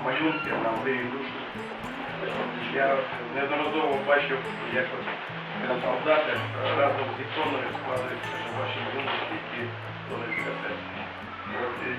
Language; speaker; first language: Ukrainian; native; Ukrainian